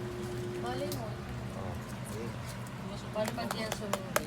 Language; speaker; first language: Filipino; native; Filipino